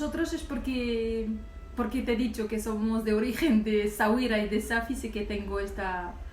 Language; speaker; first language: Spanish; non-native, local second language; Arabic